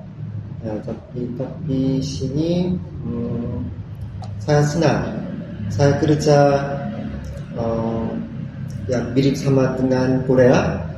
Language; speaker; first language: Indonesian; non-native, learner; Korean